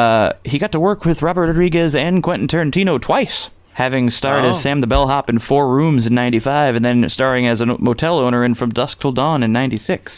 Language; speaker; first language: English; native; English